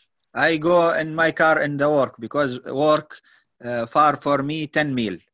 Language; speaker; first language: English; non-native, learner; Arabic